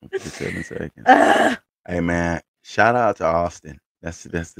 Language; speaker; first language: English; native; English